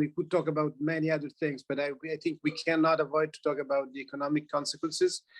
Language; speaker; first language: English; non-native, fluent; Italian